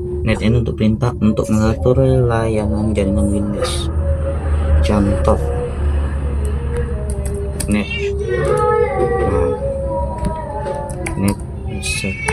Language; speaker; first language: Indonesian; native; Indonesian